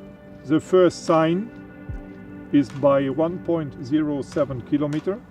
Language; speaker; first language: English; non-native, fluent; German